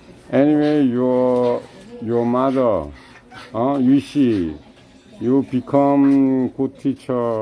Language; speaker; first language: English; non-native, learner; Korean